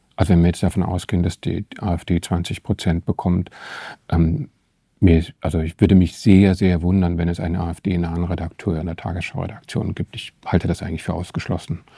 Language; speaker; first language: German; native; German